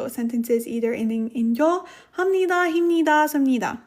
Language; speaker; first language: Korean; non-native, learner; French